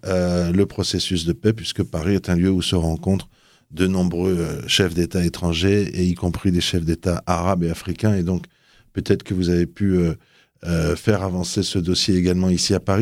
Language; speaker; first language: French; native; French